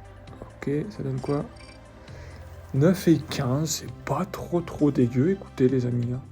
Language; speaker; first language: French; native; French